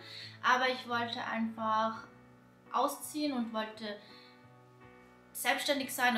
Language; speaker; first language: German; early bilingual, other home language; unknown